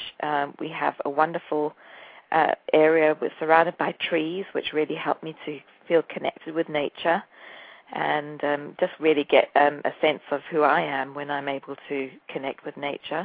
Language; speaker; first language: English; native; English